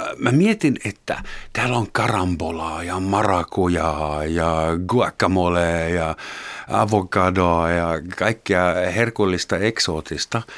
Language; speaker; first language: Finnish; non-native, fluent; German